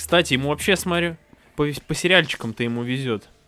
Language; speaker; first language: Russian; native; Russian